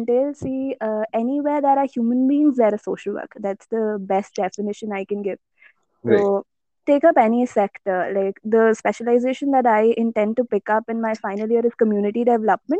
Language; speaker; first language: English; non-native, local second language; Malayalam